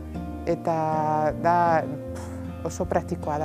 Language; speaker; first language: Basque; non-native, local second language; Spanish